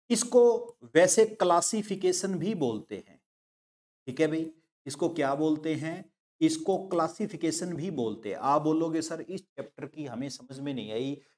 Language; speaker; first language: Hindi; non-native, local second language; Punjabi